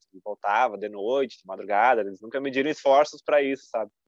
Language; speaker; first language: Portuguese; native; Portuguese